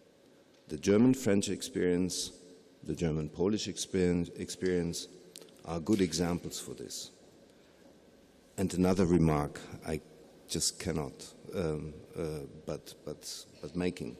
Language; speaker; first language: English; non-native, fluent; German